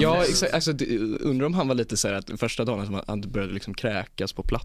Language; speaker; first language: Swedish; native; Swedish